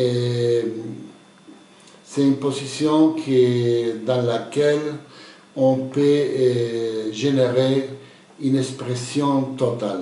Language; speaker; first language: French; non-native, fluent; Spanish